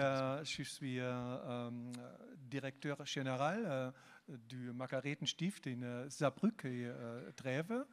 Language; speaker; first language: French; non-native, learner; German